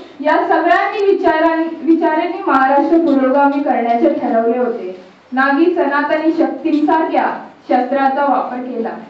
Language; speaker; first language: Marathi; non-native, local second language; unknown